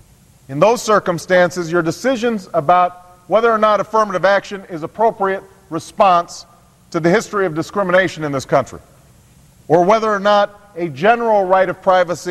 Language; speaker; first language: English; native; English